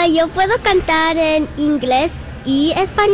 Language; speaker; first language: Spanish; non-native, learner; English